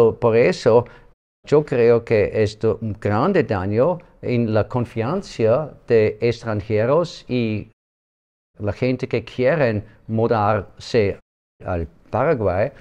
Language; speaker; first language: Spanish; non-native, learner; German